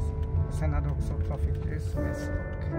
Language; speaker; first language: Swedish; non-native, learner; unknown